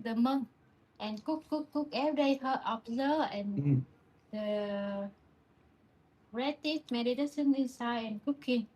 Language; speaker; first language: English; non-native, learner; Vietnamese